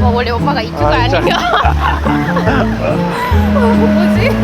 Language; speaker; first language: Korean; non-native, fluent; Indonesian